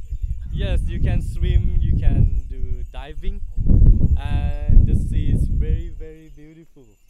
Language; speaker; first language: English; non-native, learner; Thai